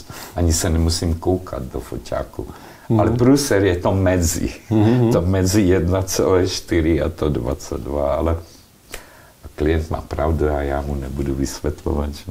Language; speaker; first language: Czech; non-native, local second language; Slovak